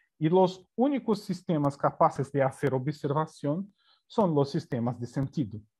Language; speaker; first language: Spanish; non-native, fluent; Portuguese